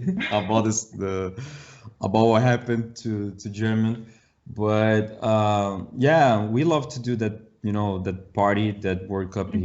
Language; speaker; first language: English; non-native, learner; Portuguese